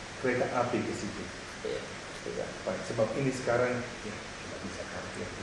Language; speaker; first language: Indonesian; non-native, fluent; English